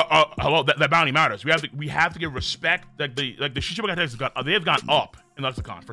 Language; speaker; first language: English; native; English